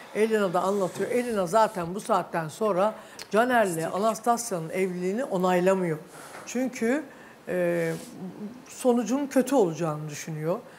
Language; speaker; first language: Turkish; native; Turkish